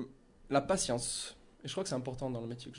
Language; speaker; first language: French; native; French